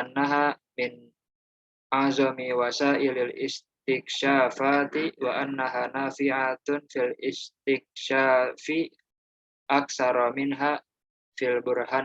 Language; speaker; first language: Arabic; non-native, learner; Indonesian